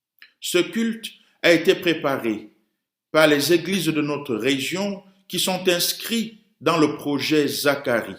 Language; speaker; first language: French; native; French